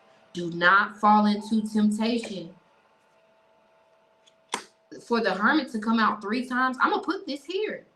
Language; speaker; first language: English; native; English